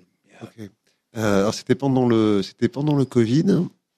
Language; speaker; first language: French; native; French